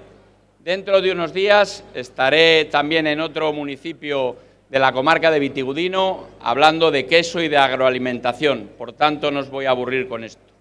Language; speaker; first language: Spanish; native; Spanish